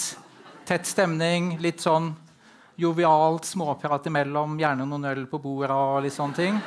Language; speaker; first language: Norwegian; native; Norwegian